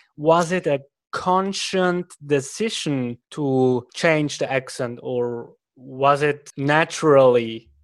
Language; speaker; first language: English; non-native, fluent; German